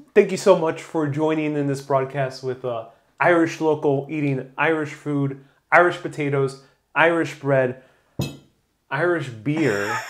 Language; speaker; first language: English; native; English